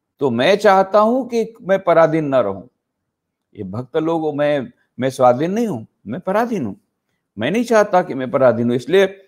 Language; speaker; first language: Hindi; non-native, local second language; Gujarati